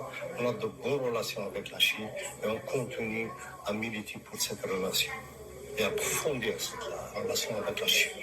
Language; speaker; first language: French; non-native, local second language; Arabic